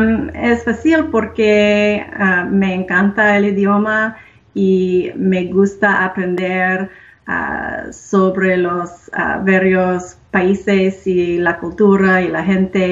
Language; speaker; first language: Spanish; non-native, learner; English